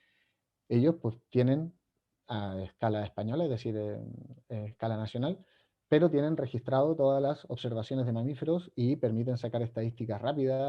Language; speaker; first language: Spanish; native; Spanish